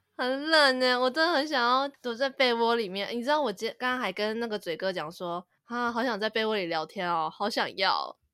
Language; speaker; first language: Chinese; native; Chinese